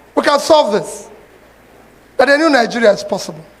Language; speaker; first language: English; non-native, local second language; Igbo